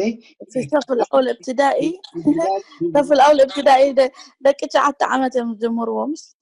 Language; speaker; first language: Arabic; non-native, learner; Tigrinya